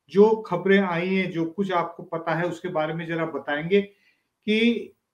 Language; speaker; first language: Hindi; native; Hindi